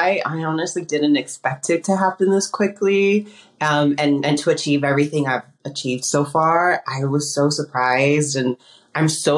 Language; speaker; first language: English; early bilingual, other home language; Spanish